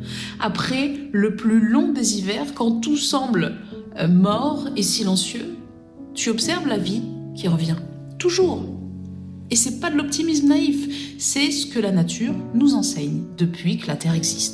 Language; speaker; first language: French; native; French